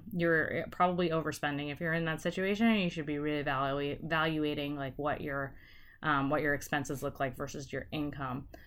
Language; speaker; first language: English; native; English